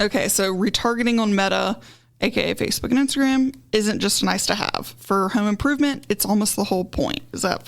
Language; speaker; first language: English; native; English